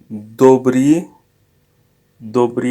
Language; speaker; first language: Russian; non-native, fluent; English